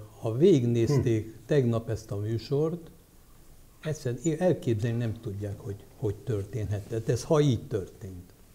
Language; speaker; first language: Hungarian; native; Hungarian